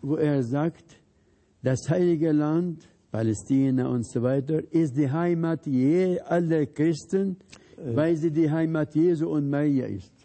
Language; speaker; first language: German; non-native, fluent; Arabic